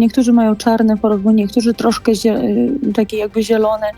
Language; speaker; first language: Polish; non-native, fluent; Georgian